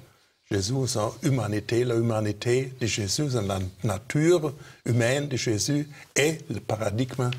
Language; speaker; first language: French; non-native, fluent; German